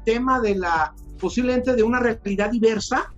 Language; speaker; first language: Spanish; native; Spanish